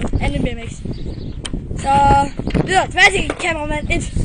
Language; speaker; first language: Danish; native; Danish